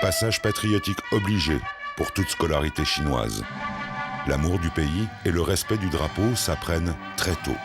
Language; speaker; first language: French; native; French